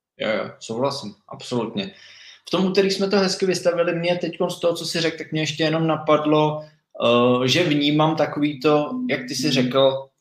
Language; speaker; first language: Czech; native; Czech